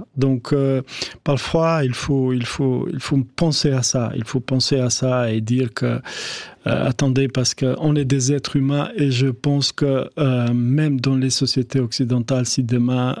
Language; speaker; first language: French; non-native, fluent; Albanian